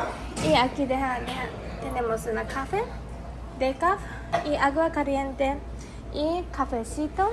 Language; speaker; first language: Spanish; non-native, fluent; Japanese